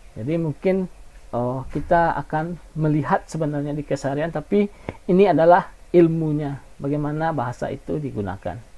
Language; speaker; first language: Indonesian; non-native, local second language; Minangkabau